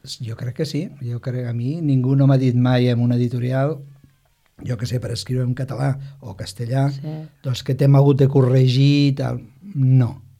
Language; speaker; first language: Catalan; non-native, local second language; Spanish